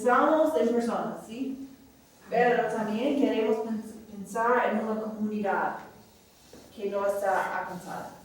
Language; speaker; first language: Spanish; non-native, fluent; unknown